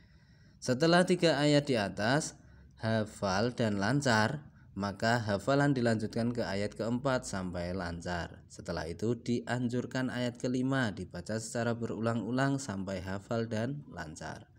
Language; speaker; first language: Indonesian; native; Indonesian